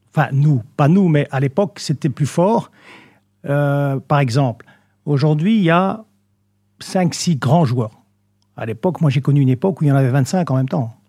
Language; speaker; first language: French; native; French